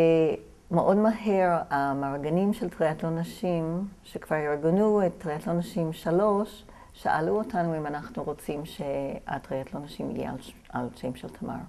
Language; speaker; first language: Hebrew; non-native, fluent; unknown